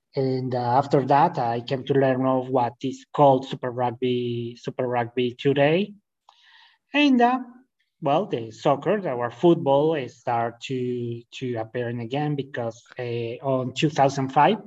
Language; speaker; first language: English; non-native, fluent; Spanish